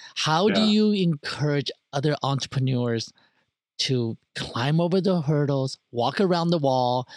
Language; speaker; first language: English; early bilingual, other home language; Chinese